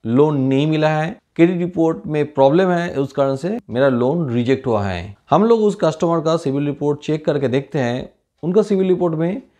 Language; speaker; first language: Hindi; non-native, local second language; Bangla